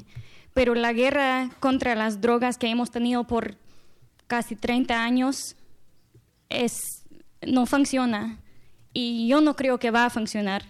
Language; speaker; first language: Spanish; non-native, learner; English